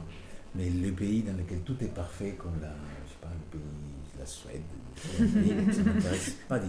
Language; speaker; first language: French; non-native, fluent; Spanish